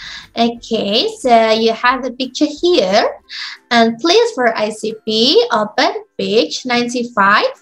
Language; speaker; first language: English; non-native, fluent; Indonesian